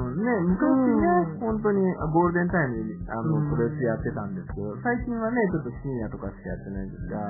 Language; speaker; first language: Japanese; native; Japanese